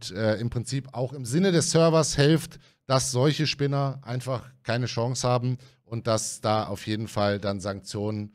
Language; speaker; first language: German; native; German